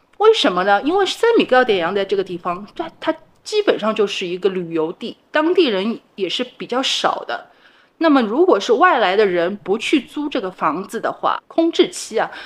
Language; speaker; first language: Chinese; native; Chinese